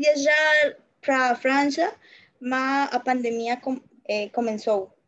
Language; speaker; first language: Portuguese; non-native, learner; Spanish